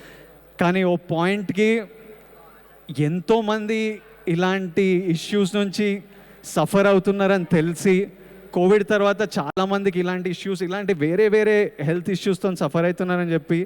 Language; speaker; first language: Telugu; native; Telugu